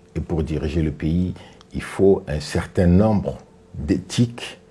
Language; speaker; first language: French; non-native, local second language; Sango